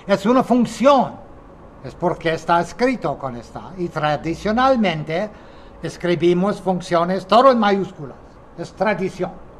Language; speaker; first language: Spanish; non-native, fluent; English